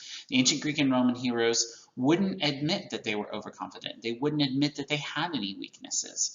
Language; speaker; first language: English; native; English